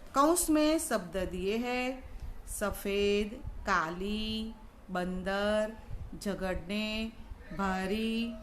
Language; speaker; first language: Hindi; non-native, local second language; Gujarati